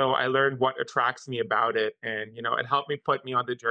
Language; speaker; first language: English; non-native, local second language; Urdu